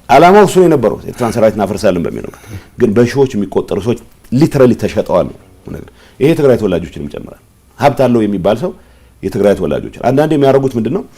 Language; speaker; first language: Amharic; non-native, local second language; Tigrinya